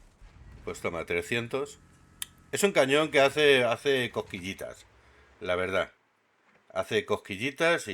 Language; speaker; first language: Spanish; native; Spanish